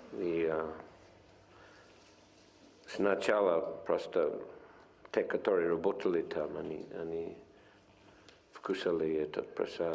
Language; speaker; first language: Russian; non-native, fluent; English